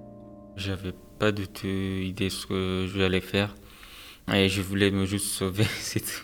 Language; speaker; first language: French; non-native, fluent; Persian